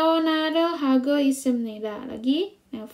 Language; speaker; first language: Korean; non-native, learner; Indonesian